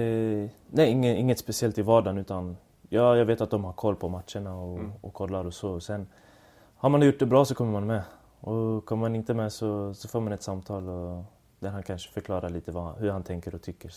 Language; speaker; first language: Swedish; early bilingual, other home language; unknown